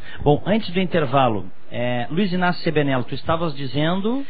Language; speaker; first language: Portuguese; native; Portuguese